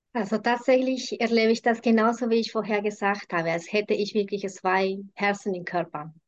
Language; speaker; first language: German; non-native, fluent; Spanish